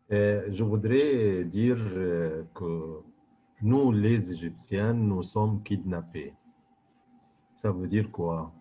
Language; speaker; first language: French; non-native, fluent; Arabic